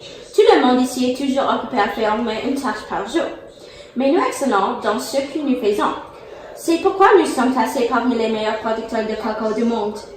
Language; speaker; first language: French; non-native, learner; English